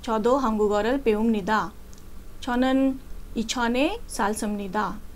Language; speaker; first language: Korean; non-native, learner; Marathi